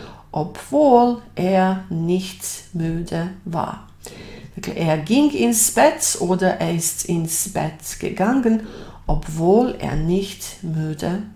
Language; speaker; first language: German; non-native, fluent; Bosnian